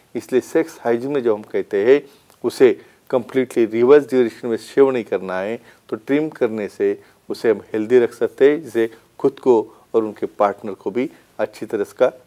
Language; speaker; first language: Hindi; non-native, local second language; Marathi